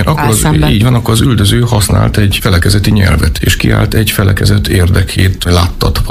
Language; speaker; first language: Hungarian; native; Hungarian